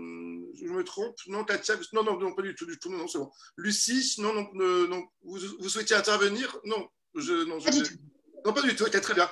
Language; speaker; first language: French; native; French